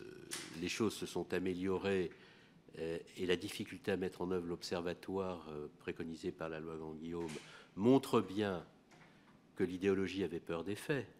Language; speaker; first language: French; native; French